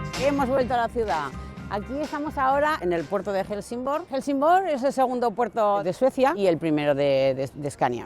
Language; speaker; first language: Spanish; native; Spanish